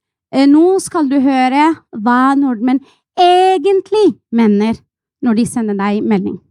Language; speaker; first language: Norwegian; non-native, fluent; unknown